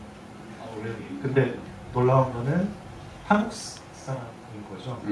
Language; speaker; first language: Korean; native; Korean